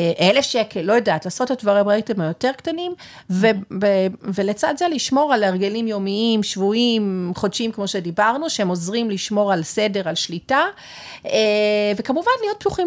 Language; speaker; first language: Hebrew; native; Hebrew